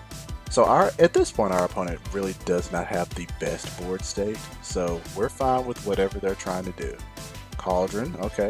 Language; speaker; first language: English; native; English